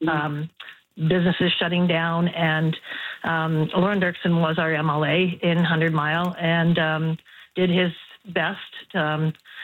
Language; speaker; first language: English; native; English